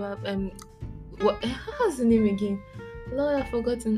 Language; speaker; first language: English; non-native, local second language; Akan